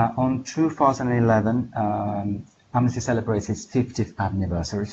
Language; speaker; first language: English; non-native, fluent; Italian